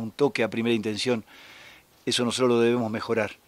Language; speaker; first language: Spanish; native; Spanish